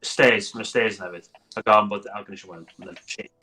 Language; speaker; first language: Welsh; native; Welsh